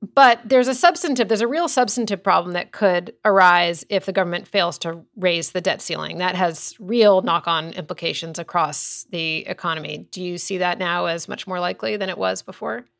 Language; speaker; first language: English; native; English